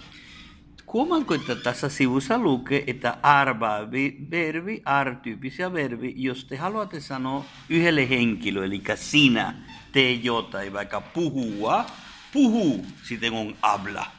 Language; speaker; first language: Finnish; non-native, fluent; Spanish